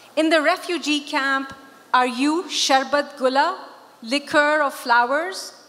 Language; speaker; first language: English; non-native, local second language; Urdu